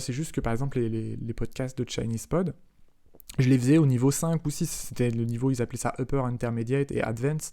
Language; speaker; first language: French; native; French